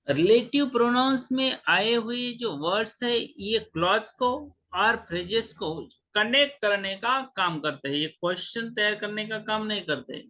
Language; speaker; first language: Hindi; non-native, local second language; Marathi